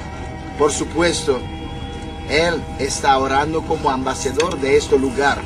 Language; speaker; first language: Spanish; non-native, learner; Italian